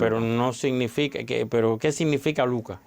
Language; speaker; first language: Spanish; native; Spanish